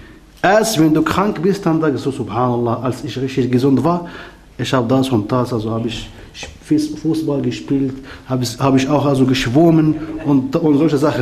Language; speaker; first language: German; non-native, learner; Arabic